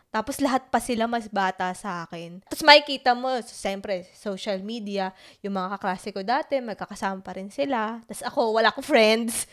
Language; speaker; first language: Filipino; native; Filipino